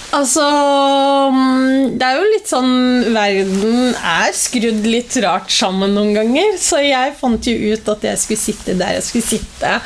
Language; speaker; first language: Norwegian; early bilingual, other home language; Somali